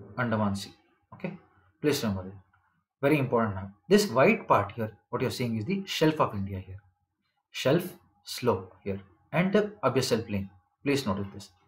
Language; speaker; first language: English; non-native, local second language; Kannada